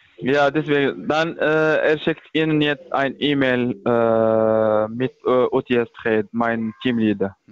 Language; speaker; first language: German; non-native, learner; Arabic